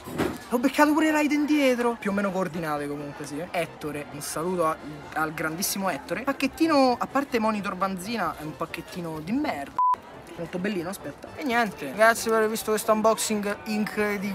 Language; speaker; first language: Italian; native; Italian